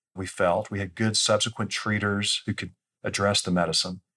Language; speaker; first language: English; native; English